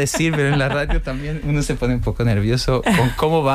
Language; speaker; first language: Spanish; non-native, fluent; Portuguese